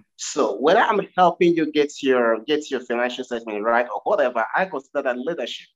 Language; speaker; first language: English; non-native, local second language; Igbo